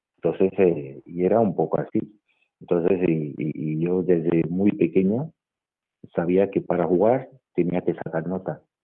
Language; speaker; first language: Spanish; non-native, fluent; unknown